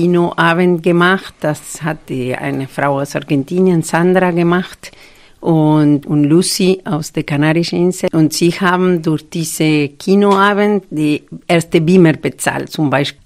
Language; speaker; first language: German; non-native, fluent; Spanish